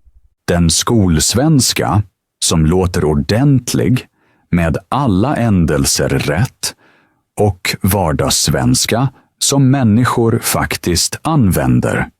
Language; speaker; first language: Swedish; non-native, fluent; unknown